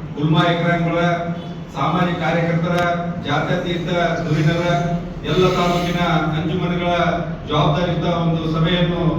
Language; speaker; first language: Kannada; native; Kannada